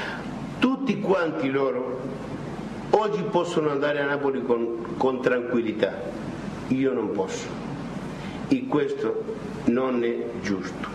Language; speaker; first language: Italian; non-native, fluent; Spanish